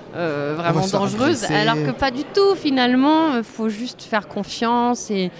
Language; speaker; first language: French; native; French